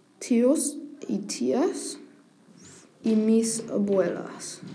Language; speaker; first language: Spanish; non-native, learner; English